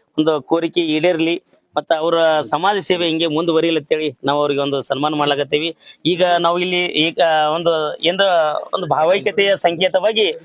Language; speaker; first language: Kannada; native; Kannada